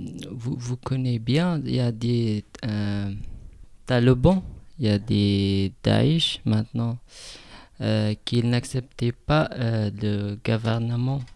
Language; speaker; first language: French; non-native, learner; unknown